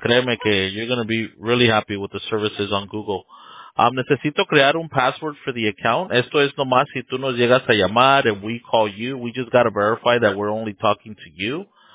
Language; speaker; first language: English; early bilingual, other home language; Spanish